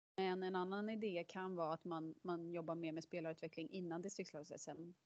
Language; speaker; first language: Swedish; native; Swedish